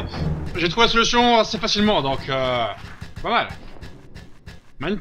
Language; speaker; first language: French; native; French